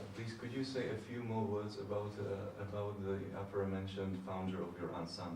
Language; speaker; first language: English; non-native, fluent; Slovak